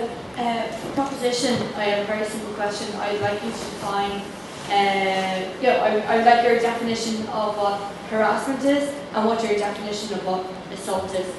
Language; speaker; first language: English; native; English